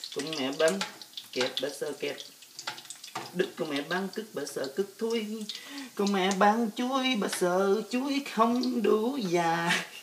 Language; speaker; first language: Vietnamese; early bilingual, heritage; Vietnamese